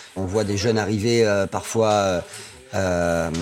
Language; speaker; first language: French; native; French